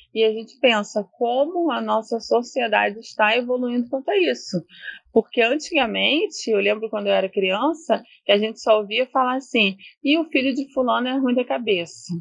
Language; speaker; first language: Portuguese; native; Portuguese